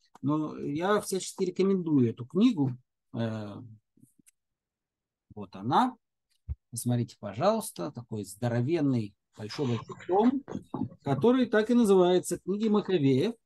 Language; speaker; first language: Russian; native; Russian